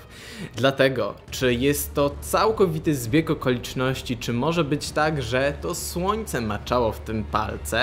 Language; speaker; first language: Polish; native; Polish